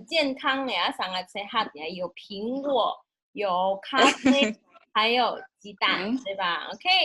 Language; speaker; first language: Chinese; non-native, fluent; Indonesian